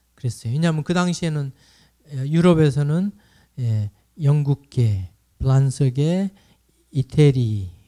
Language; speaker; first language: Korean; native; Korean